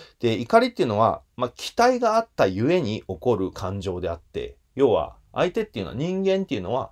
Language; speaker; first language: Japanese; native; Japanese